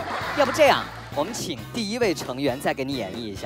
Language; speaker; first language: Chinese; native; Chinese